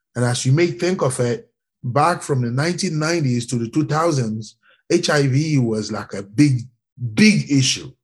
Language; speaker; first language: English; non-native, fluent; French